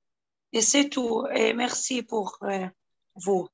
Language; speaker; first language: French; non-native, fluent; Arabic